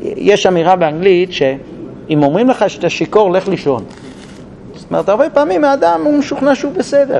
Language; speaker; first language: Hebrew; non-native, fluent; English